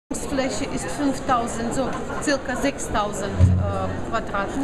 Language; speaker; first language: German; non-native, fluent; Russian